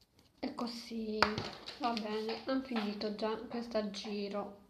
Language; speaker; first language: Italian; non-native, learner; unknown